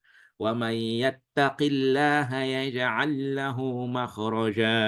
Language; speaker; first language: Arabic; non-native, fluent; Indonesian